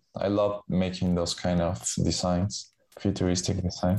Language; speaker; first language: English; non-native, fluent; Spanish